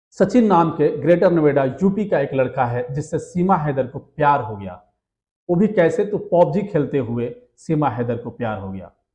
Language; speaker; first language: Hindi; native; Hindi